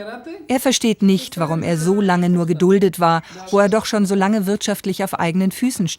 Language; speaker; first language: German; native; German